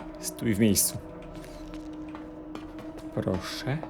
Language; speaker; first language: Polish; native; Polish